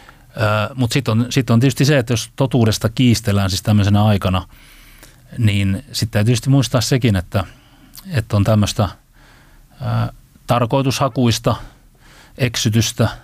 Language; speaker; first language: Finnish; native; Finnish